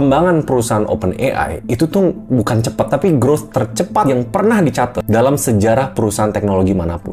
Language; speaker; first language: Indonesian; native; Indonesian